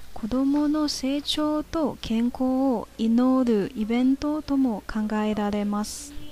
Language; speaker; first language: Japanese; non-native, fluent; Chinese